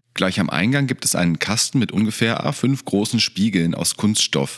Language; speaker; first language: German; native; German